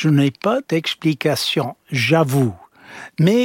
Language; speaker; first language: French; non-native, fluent; English